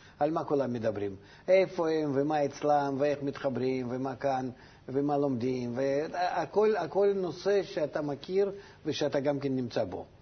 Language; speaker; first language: Hebrew; non-native, fluent; Russian